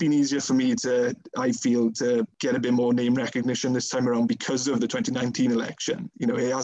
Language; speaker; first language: English; native; English